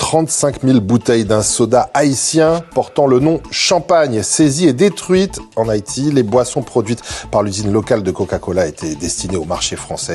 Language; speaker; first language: French; native; French